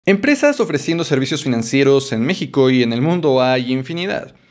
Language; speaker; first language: Spanish; native; Spanish